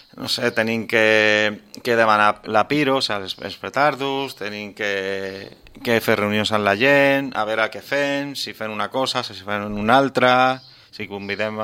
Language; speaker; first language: Catalan; non-native, local second language; Spanish